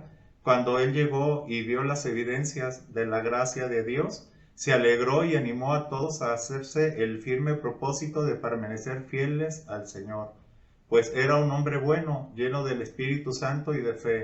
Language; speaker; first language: Spanish; native; Spanish